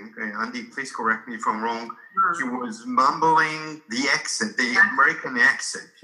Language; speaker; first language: English; non-native, fluent; Hebrew